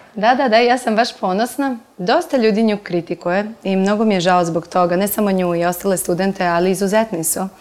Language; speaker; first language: Serbian; non-native, fluent; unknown